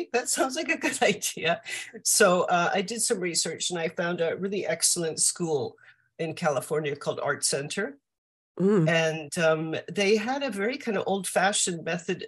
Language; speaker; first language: English; native; English